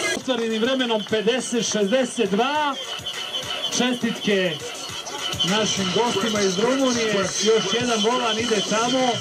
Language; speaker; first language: Serbian; native; Serbian